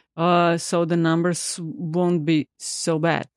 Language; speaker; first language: English; non-native, fluent; Slovenian